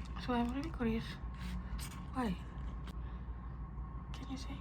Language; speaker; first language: English; non-native, learner; Indonesian